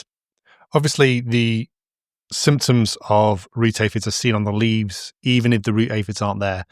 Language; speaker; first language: English; native; English